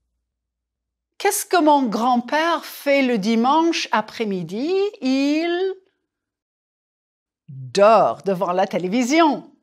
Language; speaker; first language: French; non-native, fluent; English